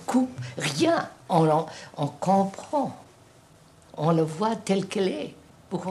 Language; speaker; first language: French; non-native, fluent; Telugu